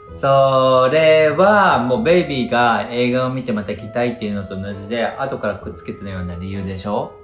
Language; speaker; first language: Japanese; native; Japanese